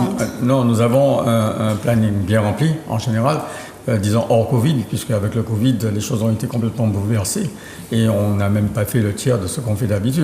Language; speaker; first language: French; native; French